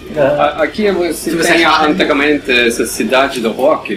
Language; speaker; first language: Portuguese; non-native, learner; Norwegian